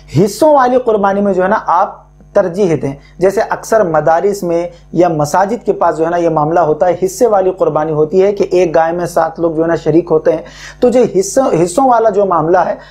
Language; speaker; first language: Urdu; native; Urdu